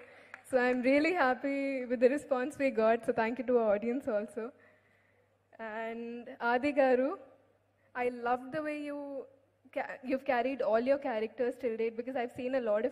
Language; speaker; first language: Tamil; non-native, fluent; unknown